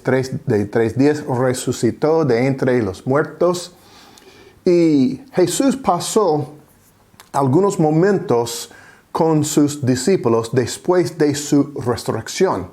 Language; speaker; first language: Spanish; non-native, fluent; English